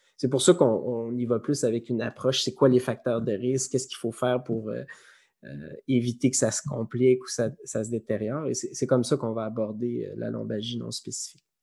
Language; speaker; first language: French; native; French